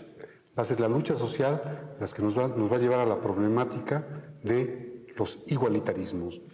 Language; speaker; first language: Spanish; native; Spanish